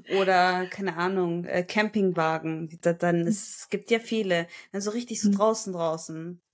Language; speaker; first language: German; early bilingual, other home language; Turkish